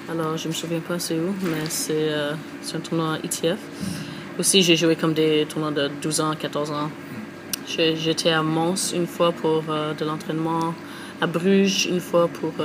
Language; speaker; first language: French; non-native, fluent; English